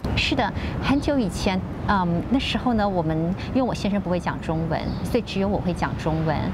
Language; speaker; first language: Chinese; native; Chinese